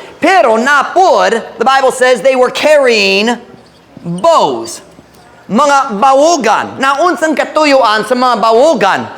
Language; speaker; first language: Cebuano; non-native, fluent; English